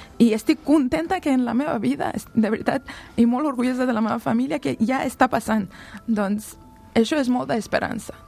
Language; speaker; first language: Catalan; non-native, fluent; Persian